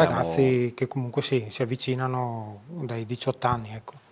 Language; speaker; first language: Italian; native; Italian